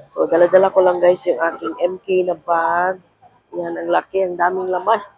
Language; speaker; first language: Filipino; non-native, local second language; Cebuano